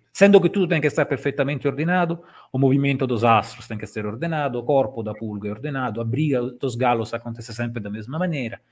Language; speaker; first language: Portuguese; non-native, fluent; Italian